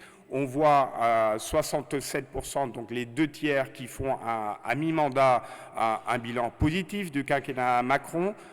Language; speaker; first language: French; native; French